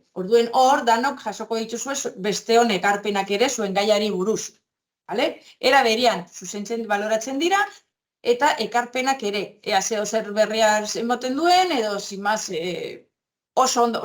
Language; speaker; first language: Basque; native; Basque